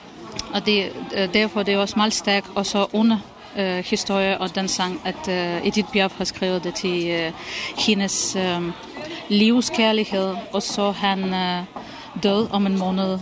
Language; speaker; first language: Danish; non-native, fluent; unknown